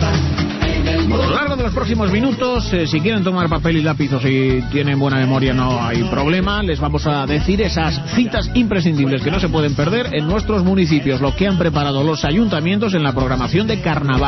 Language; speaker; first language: Spanish; native; Spanish